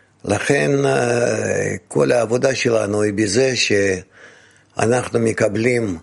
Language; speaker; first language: Hebrew; non-native, fluent; Russian